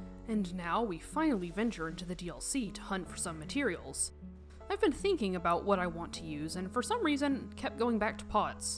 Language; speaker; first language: English; native; English